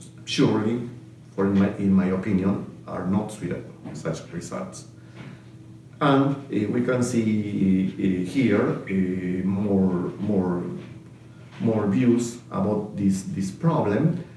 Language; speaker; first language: English; non-native, fluent; Spanish